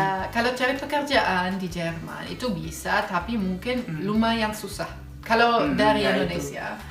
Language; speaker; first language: Indonesian; non-native, fluent; German